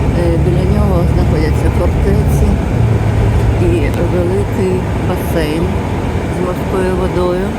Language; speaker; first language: Ukrainian; native; Ukrainian